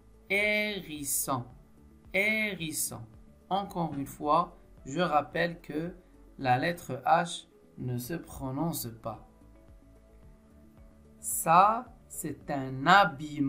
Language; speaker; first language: French; non-native, local second language; Arabic